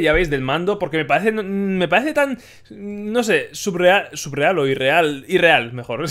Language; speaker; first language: Spanish; native; Spanish